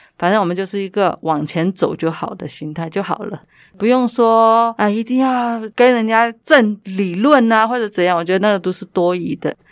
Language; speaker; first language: Chinese; early bilingual, heritage; Chinese